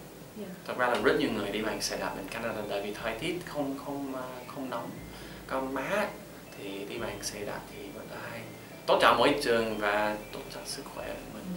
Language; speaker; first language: Vietnamese; non-native, fluent; English